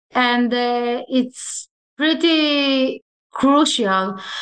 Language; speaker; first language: English; non-native, fluent; Hebrew